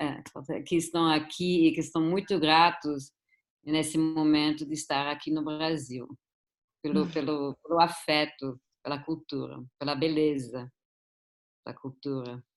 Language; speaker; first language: Portuguese; non-native, fluent; German